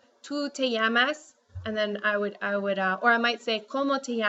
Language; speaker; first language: Spanish; non-native, fluent; English